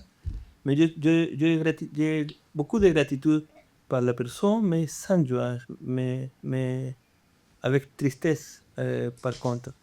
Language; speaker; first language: French; non-native, fluent; Spanish